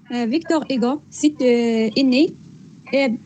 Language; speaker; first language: French; non-native, learner; Arabic